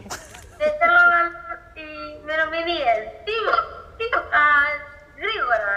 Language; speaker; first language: Greek; early bilingual, heritage; Greek